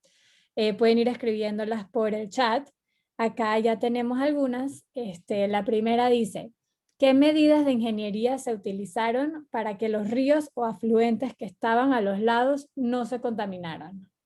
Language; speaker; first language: Spanish; native; Spanish